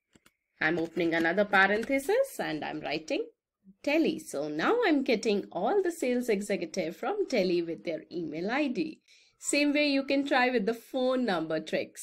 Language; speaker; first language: English; non-native, local second language; Hindi